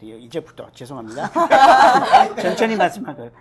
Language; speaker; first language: Korean; non-native, learner; French